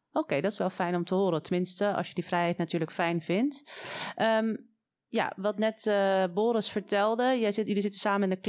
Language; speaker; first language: Dutch; native; Dutch